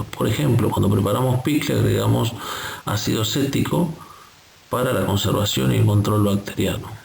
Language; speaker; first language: Spanish; native; Spanish